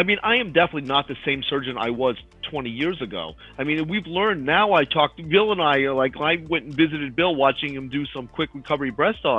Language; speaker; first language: English; native; English